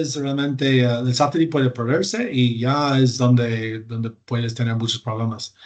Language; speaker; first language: Spanish; non-native, fluent; English